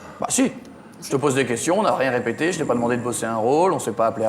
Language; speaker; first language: French; native; French